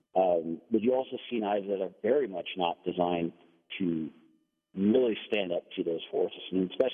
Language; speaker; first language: English; non-native, fluent; Danish